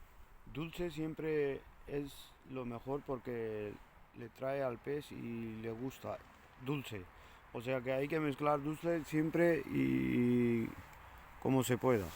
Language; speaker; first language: Spanish; non-native, fluent; Punjabi